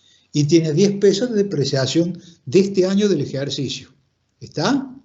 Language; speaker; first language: Spanish; native; Spanish